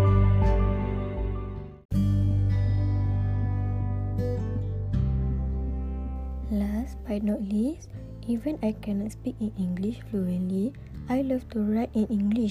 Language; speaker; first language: English; non-native, local second language; Malay